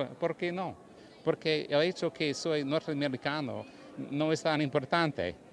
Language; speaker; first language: Spanish; non-native, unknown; English